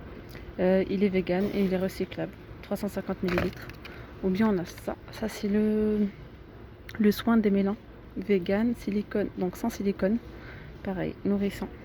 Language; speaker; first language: French; native; French